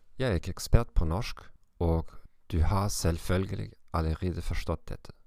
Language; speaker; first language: Norwegian; non-native, learner; German